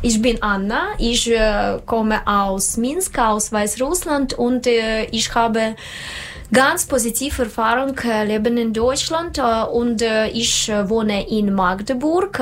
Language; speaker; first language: German; non-native, learner; Russian